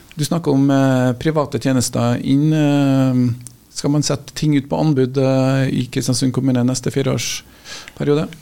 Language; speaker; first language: Norwegian; native; Norwegian